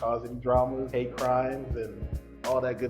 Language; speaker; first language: English; native; English